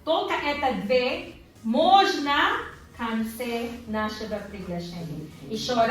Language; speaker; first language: Russian; non-native, learner; Filipino